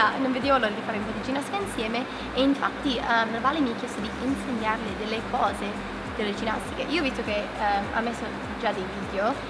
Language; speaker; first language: Italian; early bilingual, heritage; English